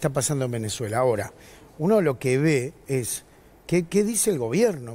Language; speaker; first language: Spanish; native; Spanish